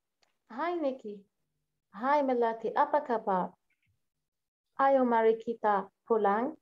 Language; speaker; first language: Indonesian; non-native, learner; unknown